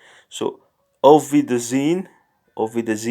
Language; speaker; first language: German; non-native, learner; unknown